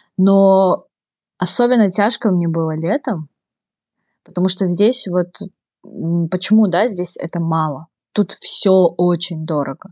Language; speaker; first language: Russian; native; Russian